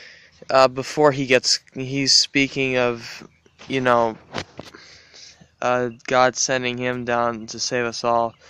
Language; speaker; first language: English; native; English